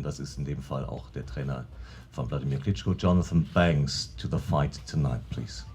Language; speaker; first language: German; native; German